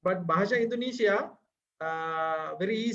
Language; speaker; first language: English; non-native, fluent; Sinhala